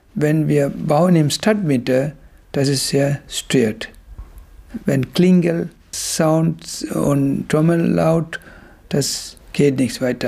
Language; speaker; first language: German; non-native, learner; Tamil